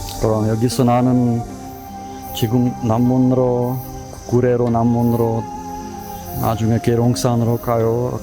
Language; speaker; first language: Korean; non-native, learner; Czech